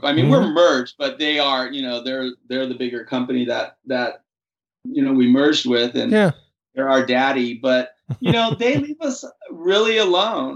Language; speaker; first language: English; native; English